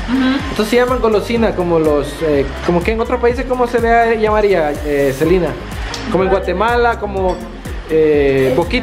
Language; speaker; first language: Spanish; native; Spanish